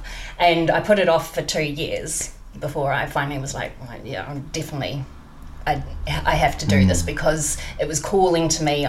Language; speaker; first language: English; native; English